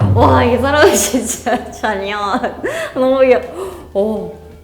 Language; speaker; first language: Korean; non-native, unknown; Thai